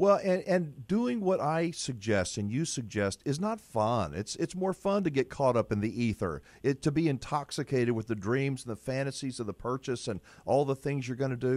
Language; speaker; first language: English; native; English